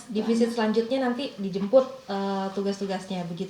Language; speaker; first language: Indonesian; native; Indonesian